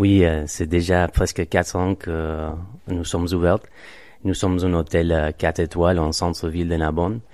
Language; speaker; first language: French; non-native, fluent; Spanish